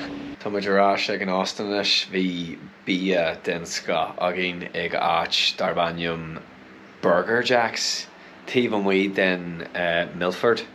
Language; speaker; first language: Irish; non-native, local second language; English